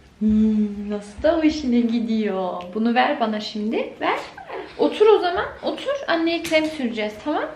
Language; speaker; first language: Turkish; early bilingual, heritage; Turkish